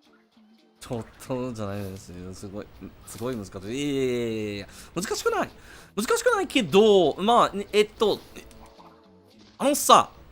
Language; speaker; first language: Japanese; non-native, learner; English